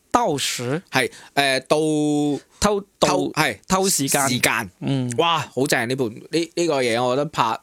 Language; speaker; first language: Cantonese; non-native, local second language; Min Nan Chinese